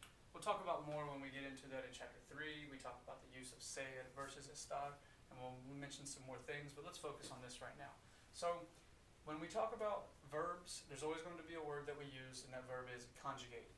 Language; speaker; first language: English; native; English